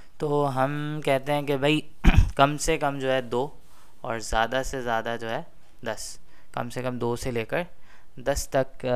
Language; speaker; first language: Urdu; native; Urdu